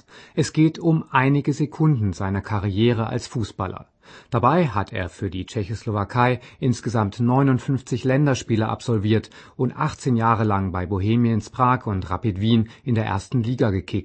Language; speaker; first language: German; native; German